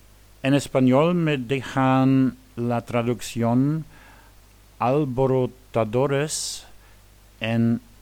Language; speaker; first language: Spanish; non-native, fluent; Luxembourgish